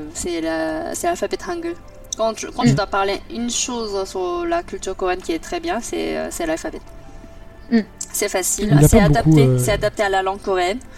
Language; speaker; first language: French; non-native, fluent; Korean